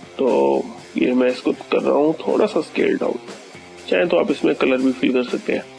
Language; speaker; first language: Hindi; native; Hindi